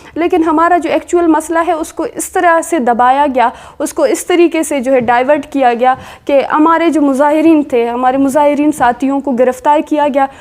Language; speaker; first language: Urdu; non-native, local second language; Baluchi